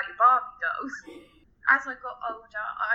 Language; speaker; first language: English; native; English